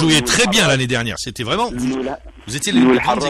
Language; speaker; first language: French; non-native, local second language; Arabic